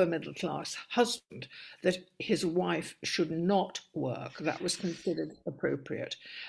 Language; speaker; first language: English; native; English